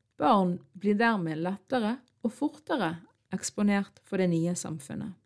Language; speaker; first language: Norwegian; early bilingual, other home language; Arabic